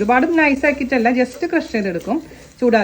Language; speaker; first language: Malayalam; native; Malayalam